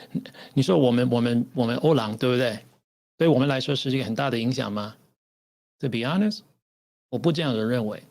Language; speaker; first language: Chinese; non-native, learner; English